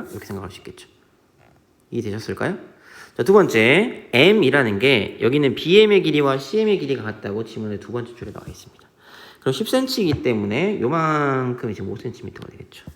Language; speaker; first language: Korean; native; Korean